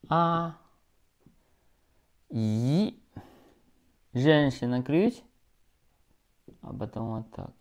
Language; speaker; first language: Russian; non-native, learner; Chinese